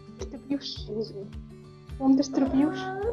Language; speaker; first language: English; non-native, learner; Arabic